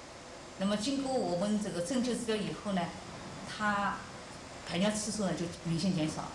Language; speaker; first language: Chinese; native; Chinese